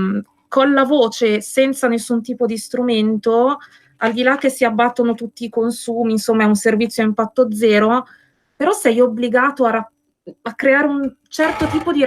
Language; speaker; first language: Italian; native; Italian